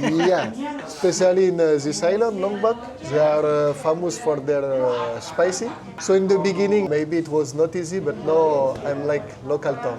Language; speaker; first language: English; non-native, fluent; French